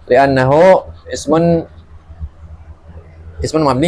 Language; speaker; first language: Arabic; non-native, learner; Indonesian